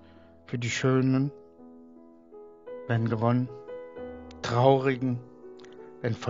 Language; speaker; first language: German; early bilingual, other home language; Turkish